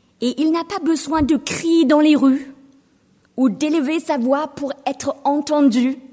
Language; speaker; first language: French; non-native, fluent; German